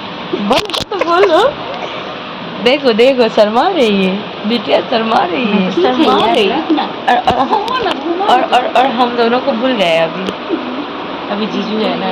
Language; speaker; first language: Hindi; non-native, local second language; Bangla